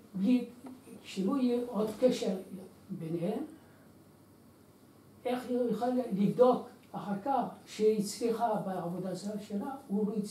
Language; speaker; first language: Hebrew; non-native, fluent; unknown